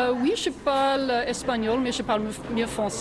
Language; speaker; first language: French; non-native, fluent; English